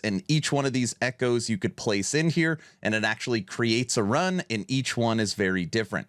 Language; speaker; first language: English; native; English